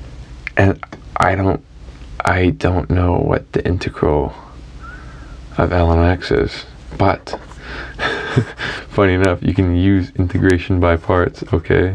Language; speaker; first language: English; native; English